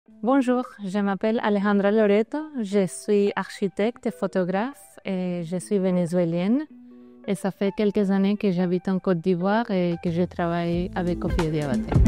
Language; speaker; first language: French; non-native, fluent; Spanish